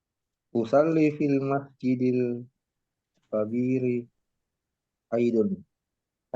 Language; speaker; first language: Arabic; non-native, learner; Indonesian